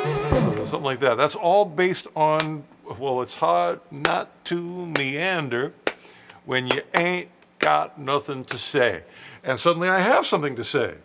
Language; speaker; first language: English; native; English